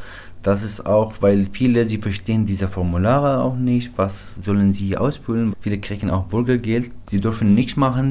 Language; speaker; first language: German; non-native, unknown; Arabic